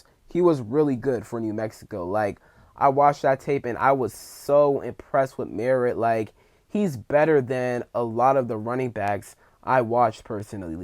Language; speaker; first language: English; native; English